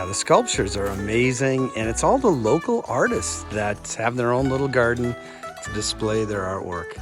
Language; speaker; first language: English; native; English